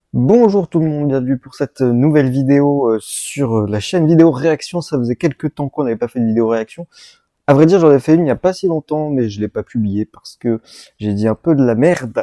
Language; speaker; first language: French; native; French